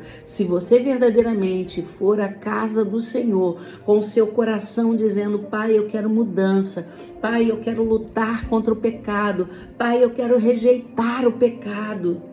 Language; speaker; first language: Portuguese; native; Portuguese